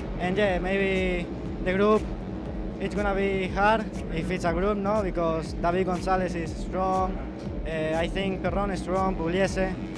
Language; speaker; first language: English; non-native, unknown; Spanish